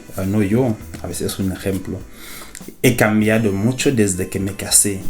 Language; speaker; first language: Spanish; non-native, fluent; French